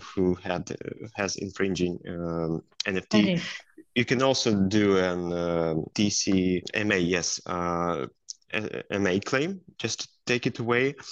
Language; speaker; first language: English; non-native, fluent; Russian